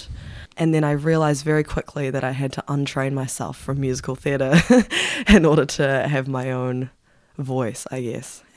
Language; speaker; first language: English; native; English